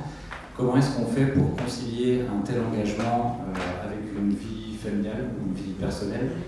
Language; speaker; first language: French; native; French